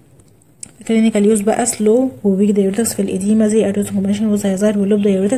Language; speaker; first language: Arabic; native; Arabic